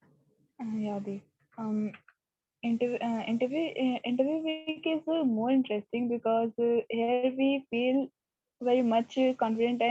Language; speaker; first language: English; non-native, learner; Hindi